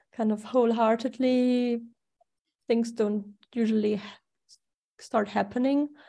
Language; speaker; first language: English; non-native, fluent; German